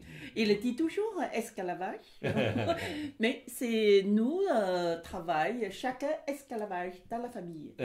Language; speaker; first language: French; non-native, learner; Chinese